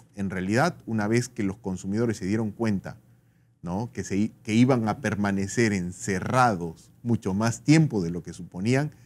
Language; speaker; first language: Spanish; native; Spanish